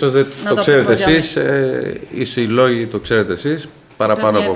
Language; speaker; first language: Greek; non-native, fluent; Spanish